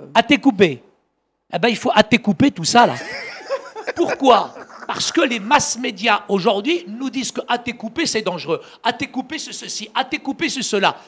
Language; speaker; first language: French; early bilingual, other home language; Arabic